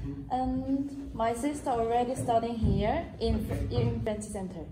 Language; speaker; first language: English; non-native, learner; Korean